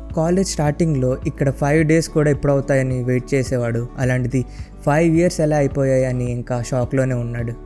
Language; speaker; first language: Telugu; early bilingual, heritage; Telugu